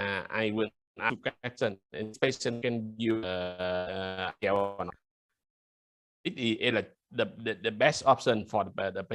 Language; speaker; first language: English; non-native, learner; Vietnamese